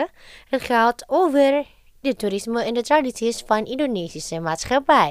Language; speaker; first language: Dutch; non-native, fluent; Indonesian